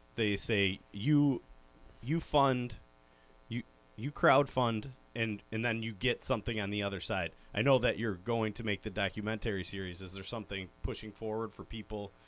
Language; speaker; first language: English; native; English